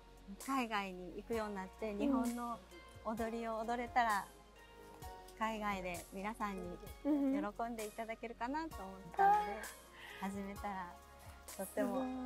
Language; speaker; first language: Japanese; native; Japanese